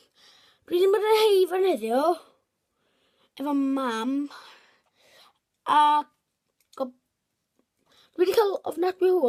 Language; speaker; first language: Welsh; non-native, local second language; English